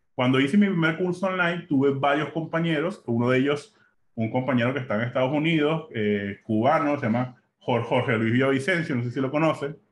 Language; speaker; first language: Spanish; native; Spanish